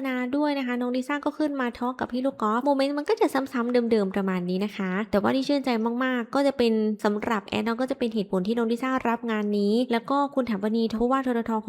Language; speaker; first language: Thai; native; Thai